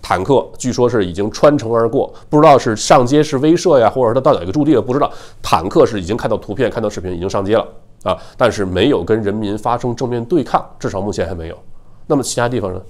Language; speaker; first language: Chinese; native; Chinese